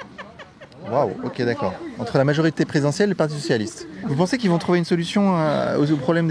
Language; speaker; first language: French; native; French